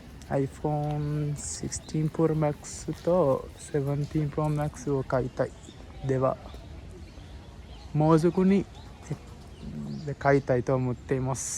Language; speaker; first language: Japanese; non-native, learner; Sinhala